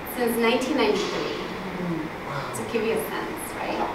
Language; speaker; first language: English; early bilingual, other home language; Spanish